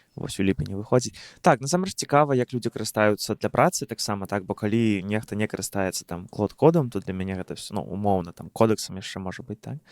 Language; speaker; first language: Belarusian; non-native, local second language; Russian